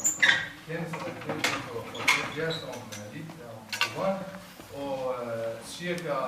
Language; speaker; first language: Danish; non-native, learner; Kurdish